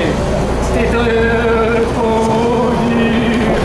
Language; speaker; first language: French; native; French